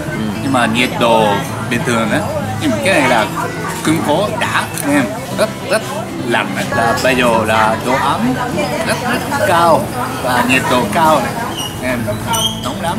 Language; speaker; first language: Vietnamese; non-native, learner; Japanese